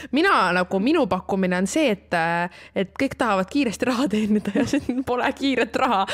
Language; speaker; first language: Estonian; native; Estonian